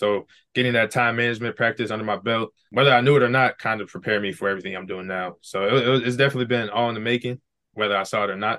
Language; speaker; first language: English; native; English